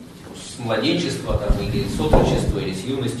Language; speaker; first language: Russian; native; Russian